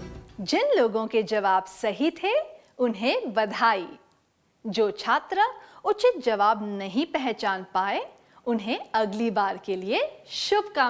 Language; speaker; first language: Hindi; native; Hindi